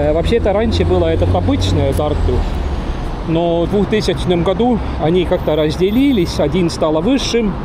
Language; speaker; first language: Russian; non-native, learner; Estonian